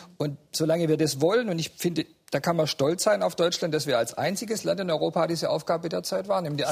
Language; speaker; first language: German; native; German